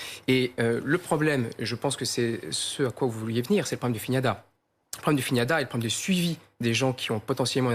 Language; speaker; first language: French; native; French